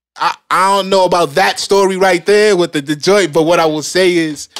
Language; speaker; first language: English; native; English